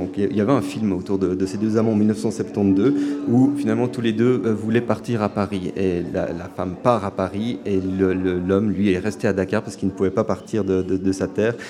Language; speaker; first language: French; non-native, local second language; Rundi